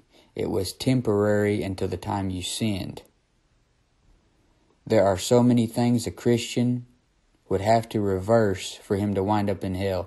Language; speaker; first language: English; native; English